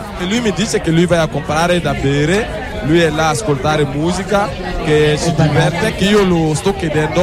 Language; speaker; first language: Italian; non-native, learner; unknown